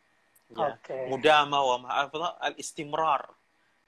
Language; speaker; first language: Arabic; non-native, fluent; Indonesian